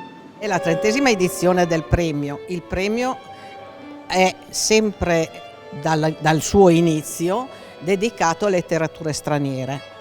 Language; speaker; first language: Italian; native; Italian